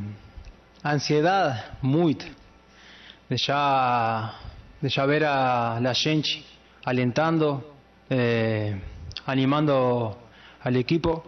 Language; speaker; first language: Portuguese; non-native, learner; Spanish